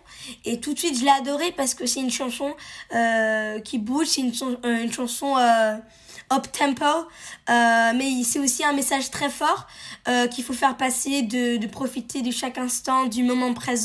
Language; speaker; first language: French; early bilingual, heritage; French